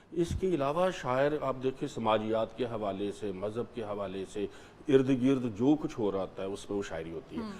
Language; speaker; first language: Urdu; non-native, local second language; Punjabi